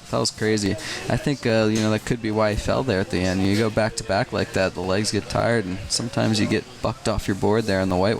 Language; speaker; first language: English; native; English